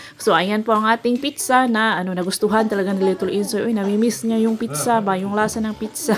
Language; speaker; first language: Filipino; non-native, local second language; Cebuano